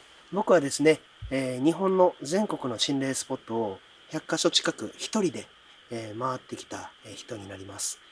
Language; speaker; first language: Japanese; native; Japanese